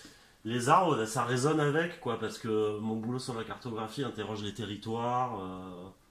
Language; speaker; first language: French; native; French